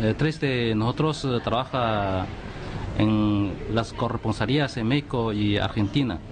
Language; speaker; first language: Spanish; non-native, fluent; Chinese